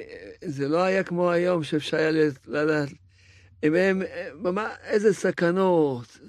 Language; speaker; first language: Hebrew; non-native, fluent; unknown